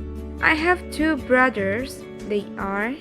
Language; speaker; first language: English; non-native, fluent; Indonesian